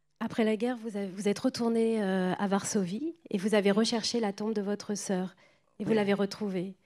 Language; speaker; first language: French; native; French